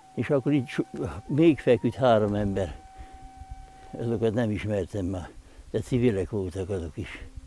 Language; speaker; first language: Hungarian; non-native, local second language; German